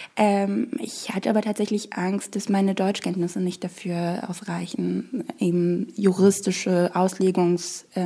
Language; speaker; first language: German; non-native, fluent; Arabic